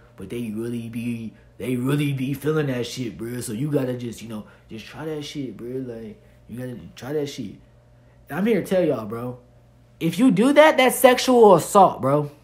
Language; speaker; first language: English; native; English